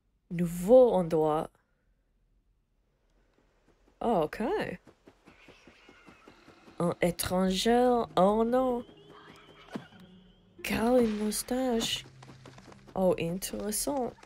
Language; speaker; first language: French; non-native, learner; English